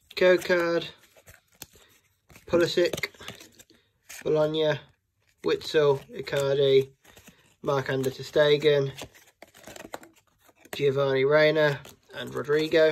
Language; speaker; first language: English; native; English